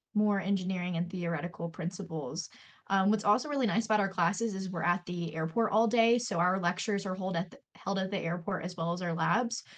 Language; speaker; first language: English; native; English